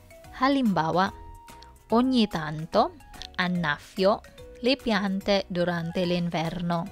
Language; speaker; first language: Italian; non-native, fluent; Filipino